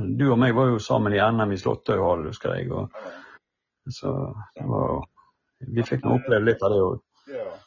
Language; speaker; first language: Norwegian; native; Norwegian